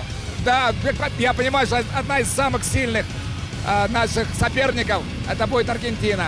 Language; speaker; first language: Russian; native; Russian